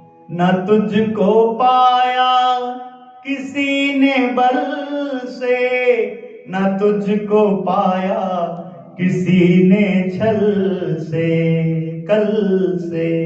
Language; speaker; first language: Hindi; native; Hindi